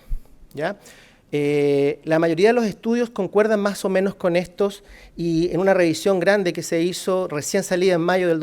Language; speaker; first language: Spanish; native; Spanish